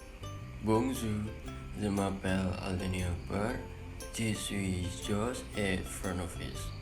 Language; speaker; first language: French; non-native, learner; Indonesian